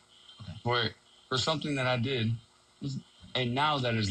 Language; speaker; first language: English; native; English